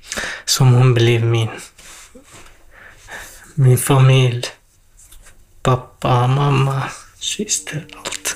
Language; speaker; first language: Swedish; non-native, learner; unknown